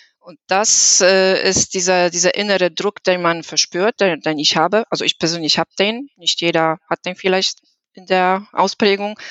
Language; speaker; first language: German; non-native, fluent; Polish